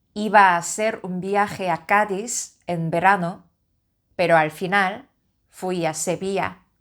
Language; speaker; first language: Spanish; non-native, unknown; Korean